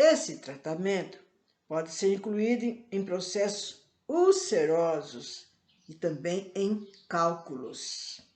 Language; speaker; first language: Portuguese; native; Portuguese